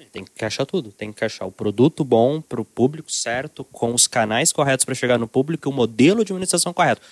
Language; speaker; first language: Portuguese; native; Portuguese